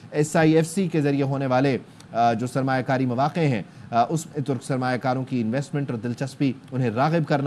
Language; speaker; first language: Urdu; native; Urdu